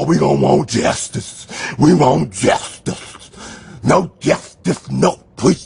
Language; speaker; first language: English; native; English